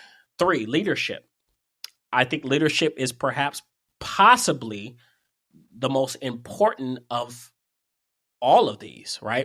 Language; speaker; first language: English; native; English